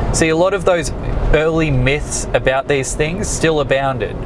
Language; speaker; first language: English; native; English